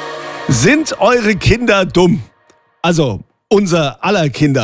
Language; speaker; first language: German; native; German